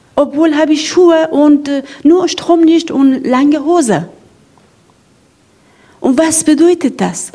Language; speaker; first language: German; non-native, learner; Persian